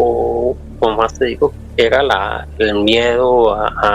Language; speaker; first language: Spanish; native; Spanish